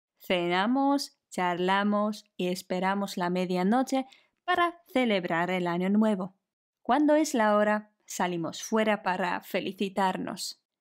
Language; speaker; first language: Spanish; non-native, fluent; Polish